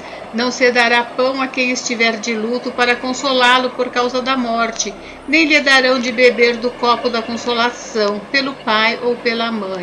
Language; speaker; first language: Portuguese; native; Portuguese